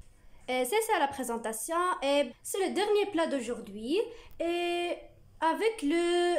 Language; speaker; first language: French; non-native, learner; Arabic